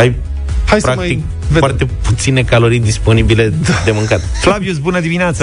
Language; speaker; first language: Romanian; native; Romanian